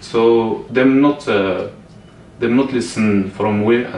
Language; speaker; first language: English; non-native, learner; Arabic